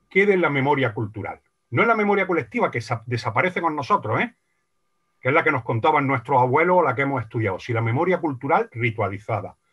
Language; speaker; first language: Spanish; native; Spanish